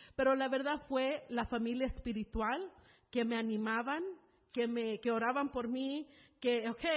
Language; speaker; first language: Spanish; early bilingual, heritage; Spanish